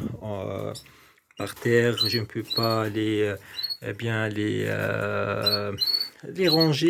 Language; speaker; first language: French; non-native, local second language; Arabic